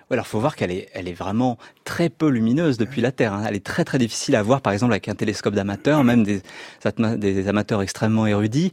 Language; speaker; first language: French; native; French